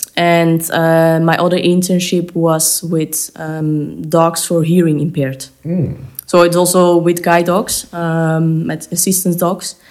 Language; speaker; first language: English; non-native, fluent; Dutch